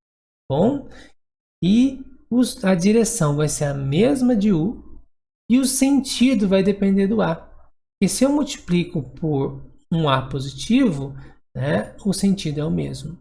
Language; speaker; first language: Portuguese; native; Portuguese